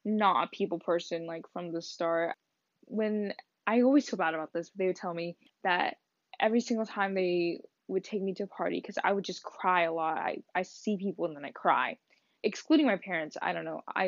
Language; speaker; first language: English; early bilingual, other home language; Vietnamese